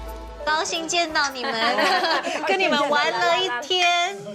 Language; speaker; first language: Chinese; early bilingual, heritage; Chinese